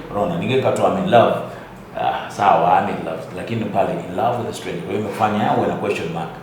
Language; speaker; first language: English; non-native, local second language; Swahili